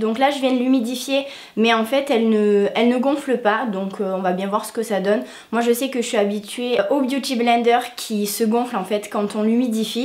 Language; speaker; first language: French; native; French